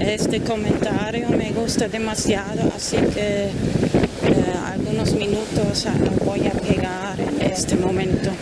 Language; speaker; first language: Spanish; non-native, fluent; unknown